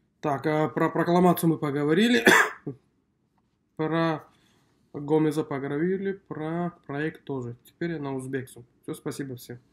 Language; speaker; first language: Russian; non-native, local second language; Uzbek